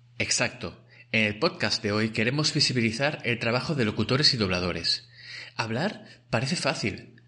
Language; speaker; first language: Spanish; native; Spanish